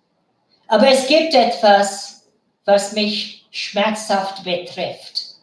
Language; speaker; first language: German; non-native, fluent; Bangla